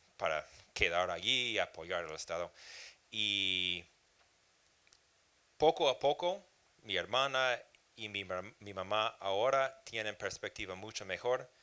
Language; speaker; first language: Spanish; non-native, fluent; English